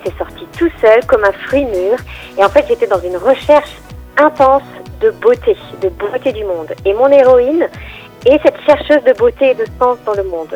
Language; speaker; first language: French; native; French